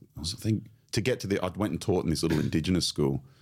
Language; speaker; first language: English; native; English